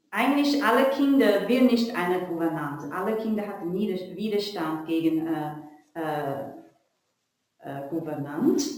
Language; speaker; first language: German; non-native, learner; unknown